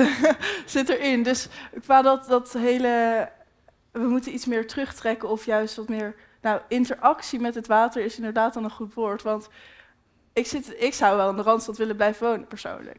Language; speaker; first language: Dutch; native; Dutch